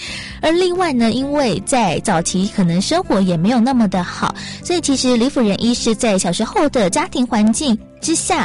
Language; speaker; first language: Chinese; native; Chinese